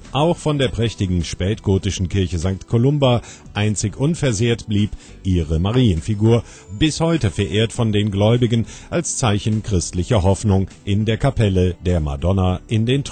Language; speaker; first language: German; native; German